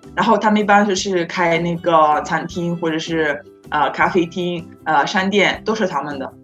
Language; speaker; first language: Chinese; non-native, fluent; Italian